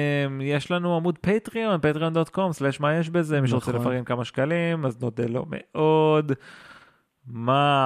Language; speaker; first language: Hebrew; native; Hebrew